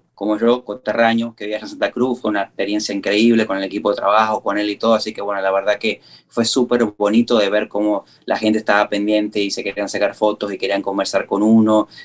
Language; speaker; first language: Spanish; native; Spanish